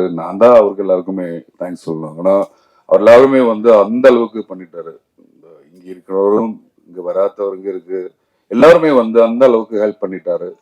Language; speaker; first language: Tamil; non-native, learner; Malayalam